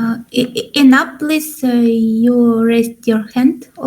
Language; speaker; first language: English; non-native, learner; Ukrainian